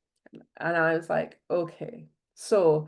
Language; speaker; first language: English; native; English